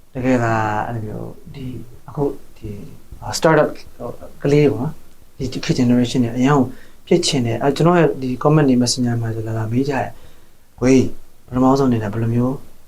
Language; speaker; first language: Burmese; native; Burmese